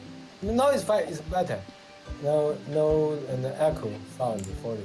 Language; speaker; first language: English; non-native, learner; Vietnamese